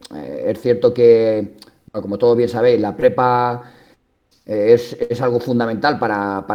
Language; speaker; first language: Spanish; native; Spanish